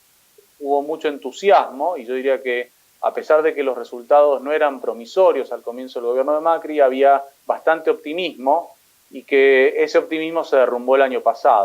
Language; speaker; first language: Spanish; native; Spanish